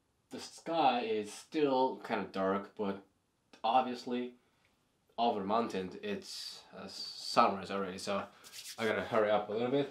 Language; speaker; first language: English; non-native, fluent; Japanese